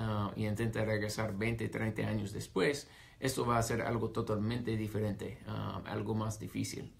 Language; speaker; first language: Spanish; non-native, fluent; English